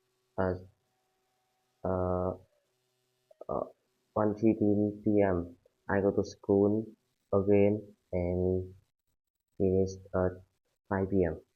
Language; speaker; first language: English; non-native, learner; Vietnamese